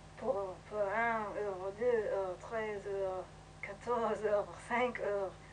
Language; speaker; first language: French; non-native, learner; English